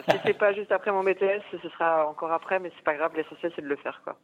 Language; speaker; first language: French; native; French